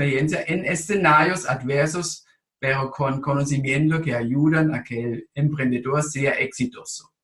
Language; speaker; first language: Spanish; non-native, fluent; German